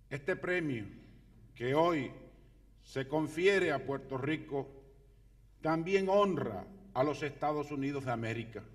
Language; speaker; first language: Spanish; native; Spanish